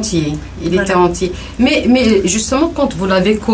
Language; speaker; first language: French; non-native, local second language; Kabyle